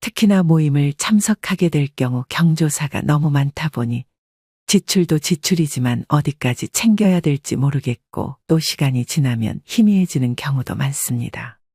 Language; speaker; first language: Korean; native; Korean